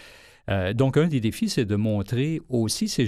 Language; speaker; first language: French; native; French